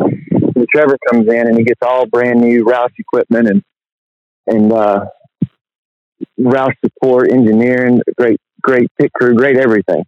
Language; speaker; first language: English; native; English